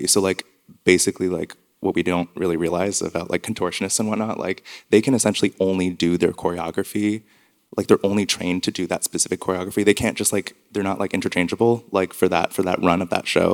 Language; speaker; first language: English; native; English